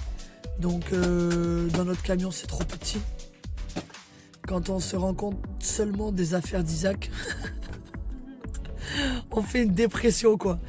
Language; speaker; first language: French; native; French